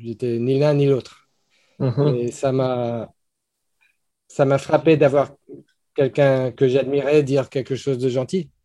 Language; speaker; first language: French; non-native, fluent; English